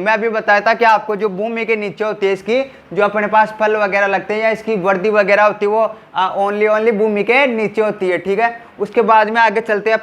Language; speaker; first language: Hindi; native; Hindi